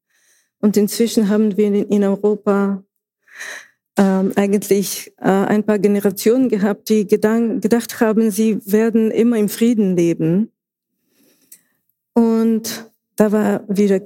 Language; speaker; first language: German; non-native, fluent; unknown